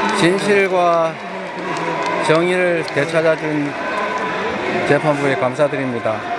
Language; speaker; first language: Korean; native; Korean